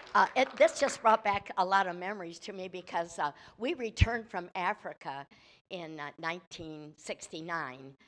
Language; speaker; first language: English; native; English